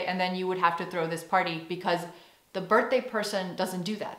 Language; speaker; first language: English; native; English